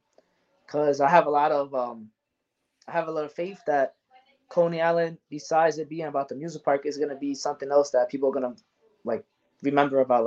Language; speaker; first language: English; native; English